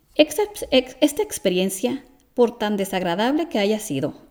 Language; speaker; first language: Spanish; early bilingual, heritage; Spanish